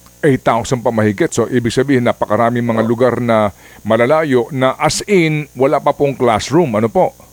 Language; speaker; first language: Filipino; non-native, local second language; Cebuano